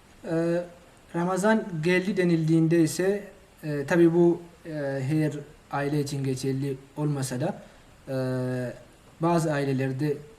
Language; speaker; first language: Turkish; non-native, fluent; Oromo